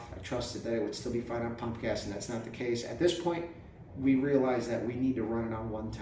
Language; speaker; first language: English; native; English